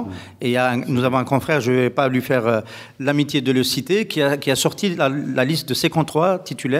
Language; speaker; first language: French; non-native, local second language; Arabic